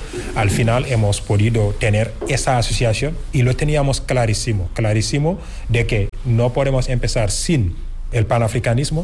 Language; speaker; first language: Spanish; non-native, fluent; Wolof